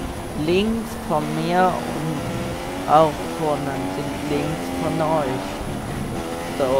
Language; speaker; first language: German; native; German